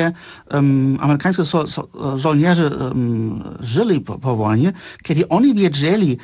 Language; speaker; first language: Polish; non-native, fluent; German